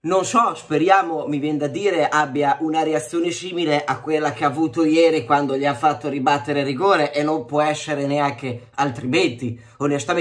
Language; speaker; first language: Italian; native; Italian